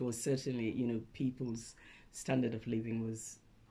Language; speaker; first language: English; non-native, local second language; Krio